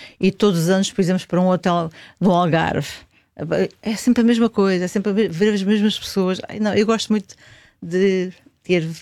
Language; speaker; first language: Portuguese; native; Portuguese